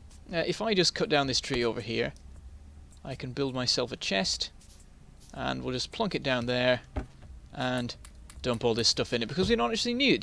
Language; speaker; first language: English; native; English